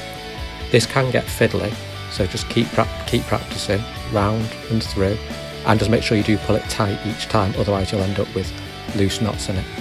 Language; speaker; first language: English; native; English